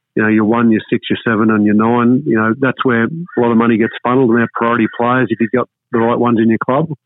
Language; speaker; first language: English; native; English